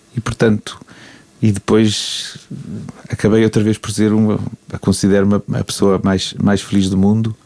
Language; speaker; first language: Portuguese; native; Portuguese